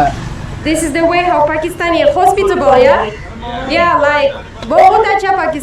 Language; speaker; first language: English; non-native, fluent; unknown